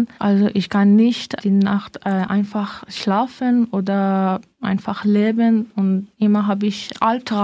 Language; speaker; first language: German; non-native, learner; Persian